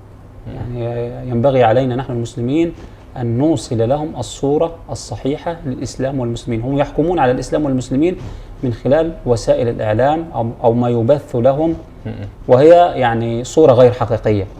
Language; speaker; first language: Arabic; native; Arabic